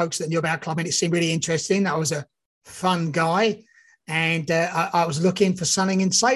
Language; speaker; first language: English; native; English